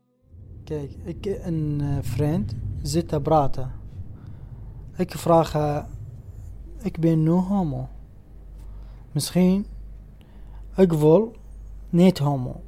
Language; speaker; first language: Dutch; non-native, learner; Arabic